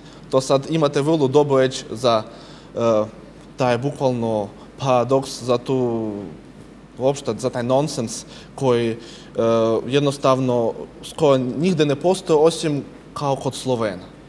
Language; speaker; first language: Serbian; non-native, fluent; Russian